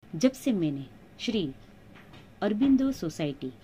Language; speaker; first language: Hindi; non-native, local second language; Gujarati